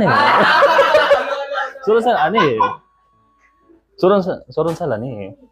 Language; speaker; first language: Korean; non-native, learner; Filipino